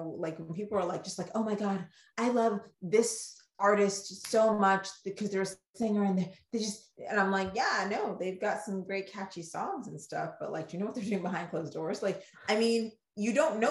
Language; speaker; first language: English; native; English